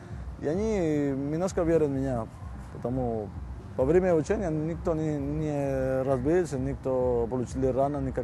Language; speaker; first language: Russian; non-native, learner; Spanish